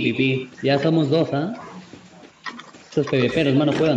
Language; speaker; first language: Spanish; native; Spanish